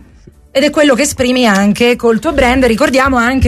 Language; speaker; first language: Italian; native; Italian